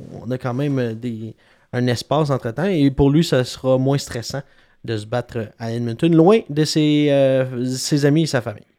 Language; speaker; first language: French; native; French